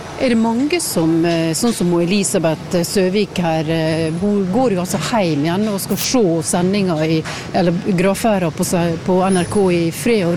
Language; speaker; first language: Norwegian; native; Norwegian